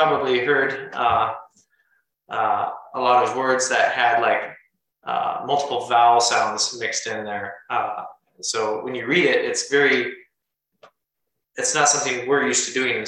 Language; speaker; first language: English; native; English